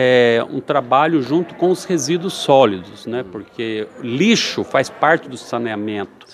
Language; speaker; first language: Portuguese; native; Portuguese